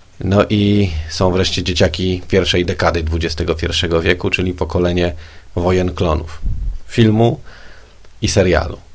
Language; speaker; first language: Polish; native; Polish